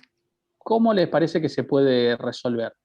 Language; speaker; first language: Spanish; native; Spanish